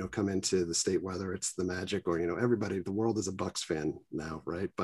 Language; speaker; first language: English; native; English